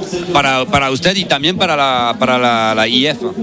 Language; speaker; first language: Spanish; non-native, learner; French